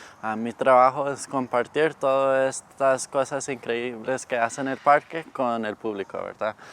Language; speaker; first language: Spanish; non-native, fluent; English